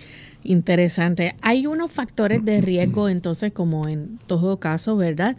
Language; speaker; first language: Spanish; native; Spanish